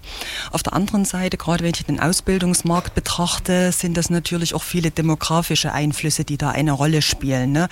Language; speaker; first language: German; native; German